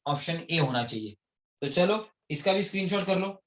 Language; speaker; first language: Hindi; non-native, local second language; Marathi